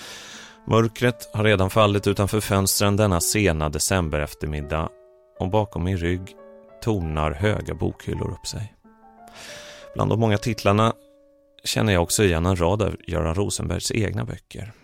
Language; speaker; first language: Swedish; native; Swedish